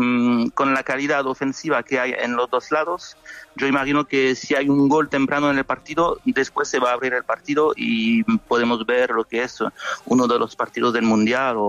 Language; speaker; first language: Spanish; non-native, fluent; French